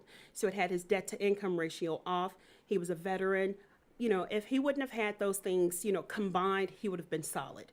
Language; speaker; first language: English; native; English